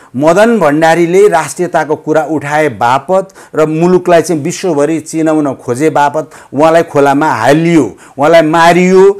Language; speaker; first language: Nepali; native; Nepali